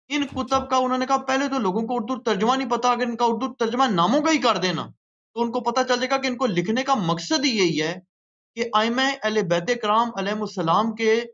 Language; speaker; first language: Urdu; native; Urdu